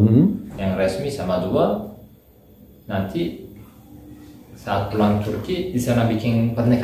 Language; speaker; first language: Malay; non-native, learner; Turkish